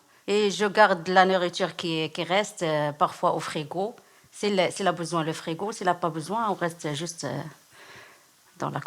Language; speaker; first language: French; non-native, learner; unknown